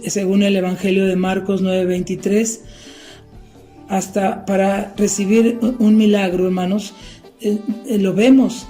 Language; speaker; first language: Spanish; native; Spanish